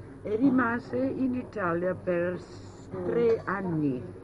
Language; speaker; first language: Italian; early bilingual, heritage; Italian